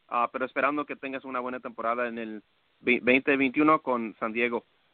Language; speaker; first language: Spanish; early bilingual, heritage; Spanish